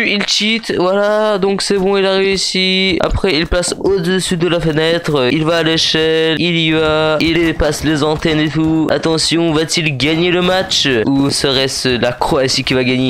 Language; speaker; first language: French; native; French